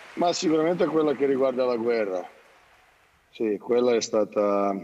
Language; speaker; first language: Italian; non-native, fluent; Serbian